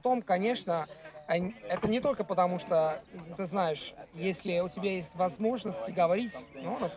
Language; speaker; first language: Russian; non-native, fluent; Italian